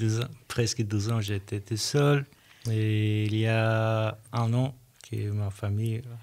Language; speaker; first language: French; non-native, learner; Armenian